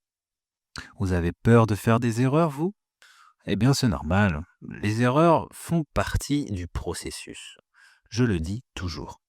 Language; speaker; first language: French; native; French